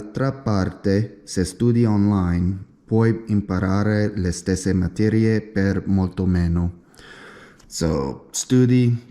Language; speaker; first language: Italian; non-native, learner; English